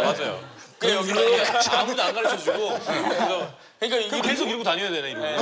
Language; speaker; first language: Korean; native; Korean